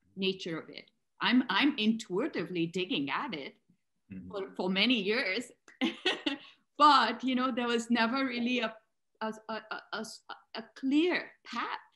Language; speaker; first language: English; non-native, local second language; Urdu